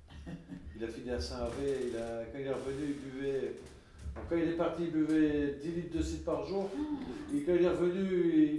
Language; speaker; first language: French; native; French